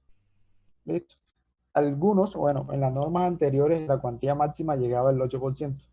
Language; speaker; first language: Spanish; native; Spanish